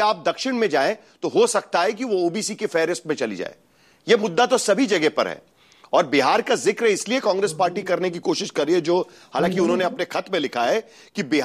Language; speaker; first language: Hindi; non-native, local second language; Marathi